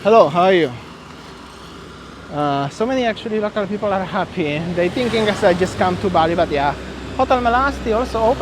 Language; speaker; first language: English; non-native, fluent; Polish